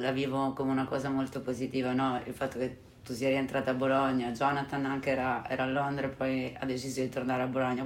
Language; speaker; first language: Italian; native; Italian